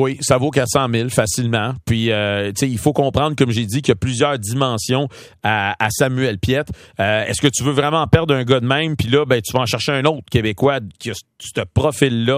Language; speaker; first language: French; native; French